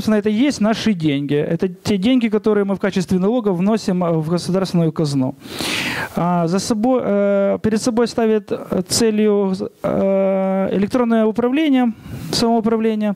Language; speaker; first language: Russian; non-native, local second language; Ukrainian